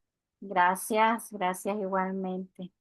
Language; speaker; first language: Spanish; native; Spanish